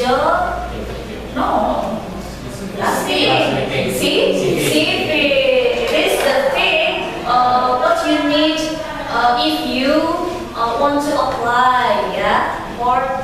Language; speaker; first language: English; non-native, learner; Indonesian